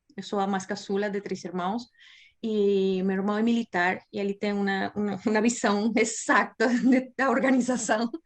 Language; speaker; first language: Portuguese; non-native, fluent; Spanish